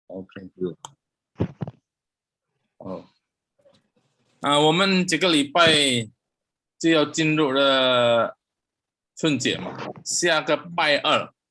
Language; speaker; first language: Chinese; early bilingual, heritage; Chinese